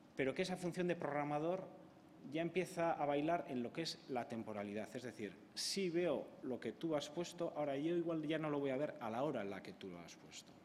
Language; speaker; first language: Spanish; native; Spanish